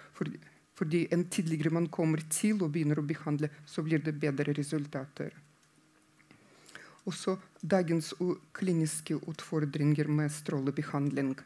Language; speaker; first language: Norwegian; non-native, fluent; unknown